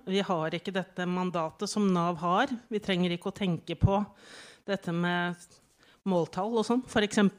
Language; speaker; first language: Norwegian; native; Norwegian